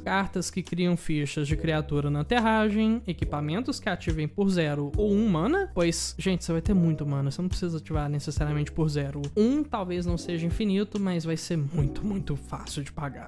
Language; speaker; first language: Portuguese; native; Portuguese